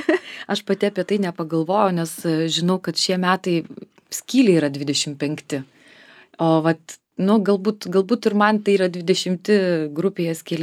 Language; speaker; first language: Lithuanian; native; Lithuanian